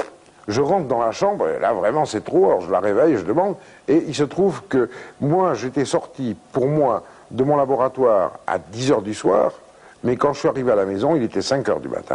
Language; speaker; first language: French; native; French